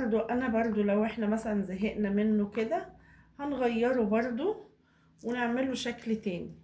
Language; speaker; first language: Arabic; native; Arabic